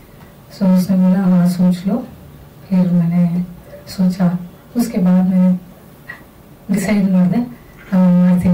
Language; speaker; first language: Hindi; non-native, local second language; Kannada